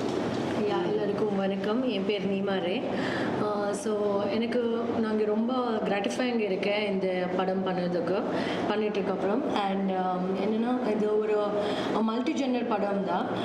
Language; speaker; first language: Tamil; non-native, learner; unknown